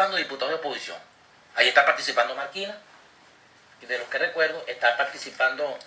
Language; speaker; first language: Spanish; native; Spanish